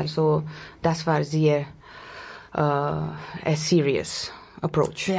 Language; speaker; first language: German; non-native, learner; Russian